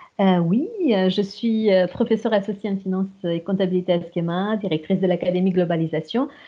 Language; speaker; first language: French; non-native, fluent; Romanian